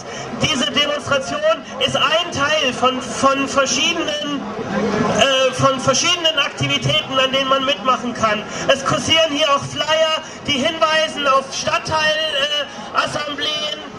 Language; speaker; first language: German; native; German